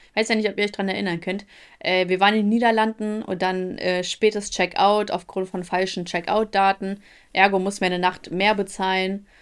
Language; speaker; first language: German; early bilingual, other home language; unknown